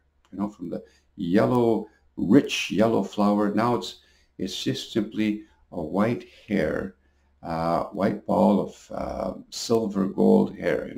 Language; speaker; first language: English; native; English